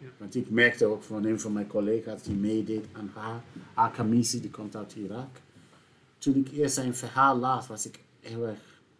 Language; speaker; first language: Dutch; non-native, fluent; English